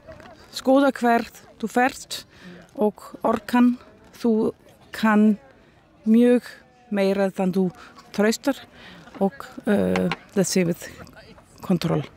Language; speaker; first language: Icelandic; non-native, learner; Danish